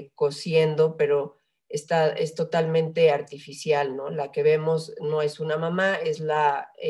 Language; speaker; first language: Spanish; native; Spanish